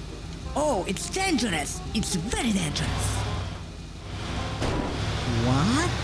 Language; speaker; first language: English; non-native, learner; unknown